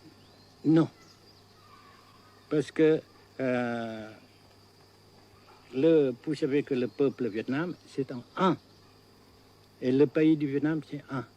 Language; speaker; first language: French; non-native, fluent; Vietnamese